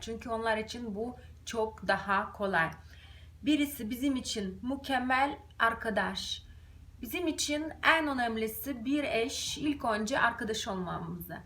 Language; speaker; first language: Turkish; non-native, fluent; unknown